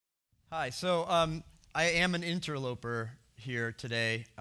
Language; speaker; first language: English; native; English